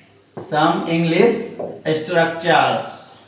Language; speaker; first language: English; non-native, local second language; Hindi